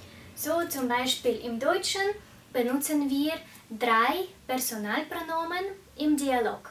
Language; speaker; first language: German; non-native, fluent; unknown